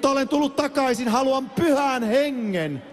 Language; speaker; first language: Finnish; native; Finnish